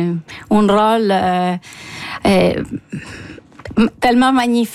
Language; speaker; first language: French; non-native, fluent; Spanish